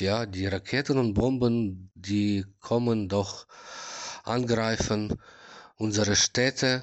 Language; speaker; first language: German; non-native, learner; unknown